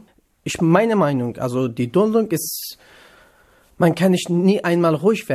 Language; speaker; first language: German; non-native, learner; Kurdish